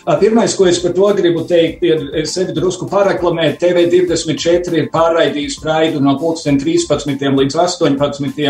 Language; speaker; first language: Latvian; early bilingual, heritage; Latvian